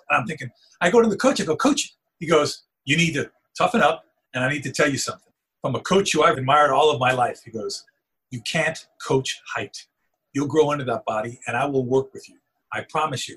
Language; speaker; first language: English; early bilingual, other home language; Spanish